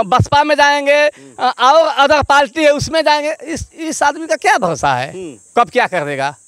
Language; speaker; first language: Hindi; native; Hindi